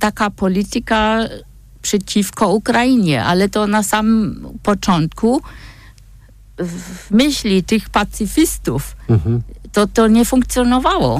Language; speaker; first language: Polish; non-native, fluent; German